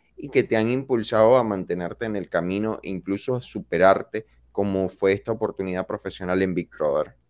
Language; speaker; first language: Spanish; native; Spanish